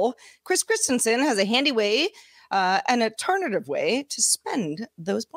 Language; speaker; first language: English; native; English